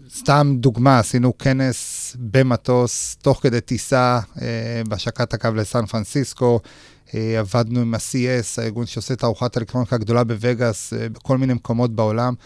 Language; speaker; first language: Hebrew; native; Hebrew